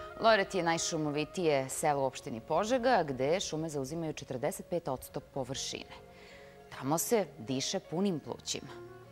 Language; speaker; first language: Serbian; native; Serbian